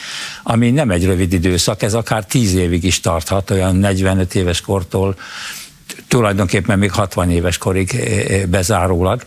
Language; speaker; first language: Hungarian; native; Hungarian